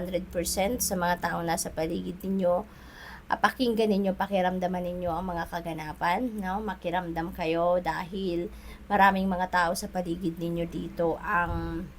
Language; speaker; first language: Filipino; native; Filipino